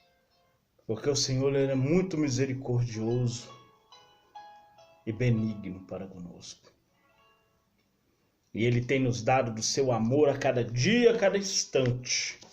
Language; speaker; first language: Portuguese; native; Portuguese